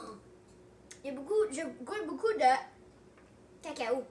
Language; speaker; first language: French; non-native, local second language; English